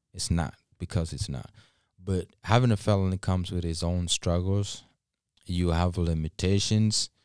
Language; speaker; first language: English; non-native, local second language; Gusii